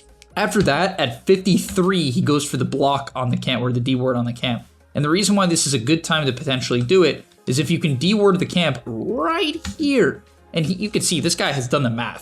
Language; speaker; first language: English; native; English